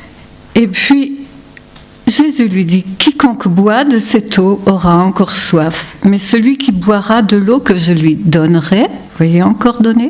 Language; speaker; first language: French; native; French